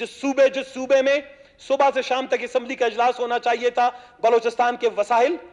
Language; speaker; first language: Urdu; non-native, local second language; Baluchi